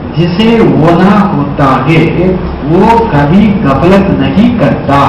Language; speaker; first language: Hindi; non-native, local second language; Tamil